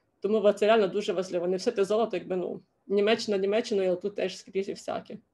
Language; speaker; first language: Ukrainian; native; Ukrainian